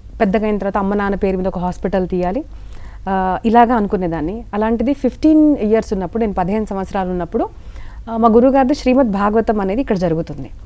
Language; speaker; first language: Telugu; non-native, local second language; Marathi